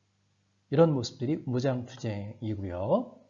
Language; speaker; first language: Korean; native; Korean